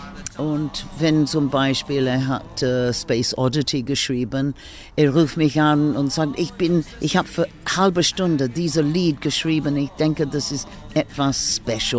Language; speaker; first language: German; non-native, learner; English